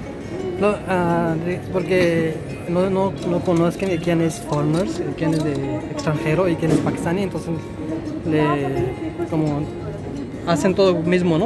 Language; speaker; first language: Spanish; non-native, learner; Urdu